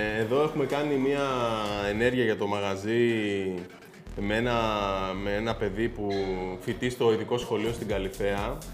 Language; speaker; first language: Greek; early bilingual, heritage; Greek